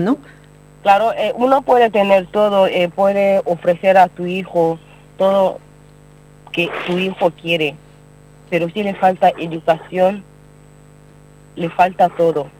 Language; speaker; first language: Spanish; non-native, learner; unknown